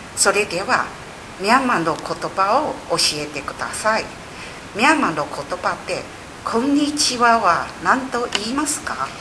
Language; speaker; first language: Japanese; native; Japanese